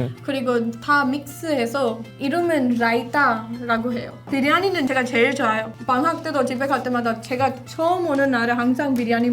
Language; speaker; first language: Korean; non-native, fluent; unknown